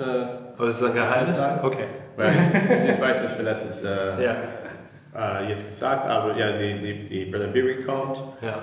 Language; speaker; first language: German; non-native, learner; English